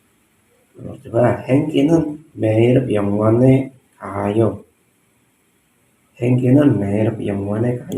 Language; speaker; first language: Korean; non-native, learner; Indonesian